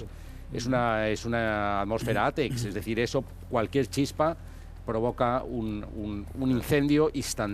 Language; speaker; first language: Spanish; native; Spanish